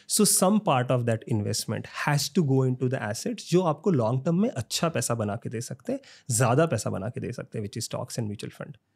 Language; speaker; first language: Hindi; native; Hindi